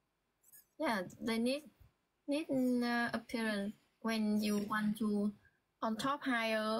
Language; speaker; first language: English; non-native, learner; Vietnamese